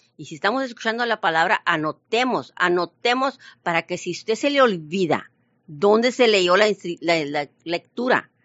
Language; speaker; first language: Spanish; early bilingual, heritage; Spanish